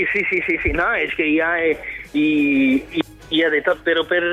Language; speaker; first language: Catalan; non-native, fluent; French